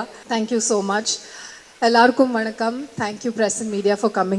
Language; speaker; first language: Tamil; non-native, learner; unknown